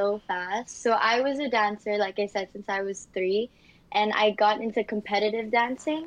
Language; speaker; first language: English; native; English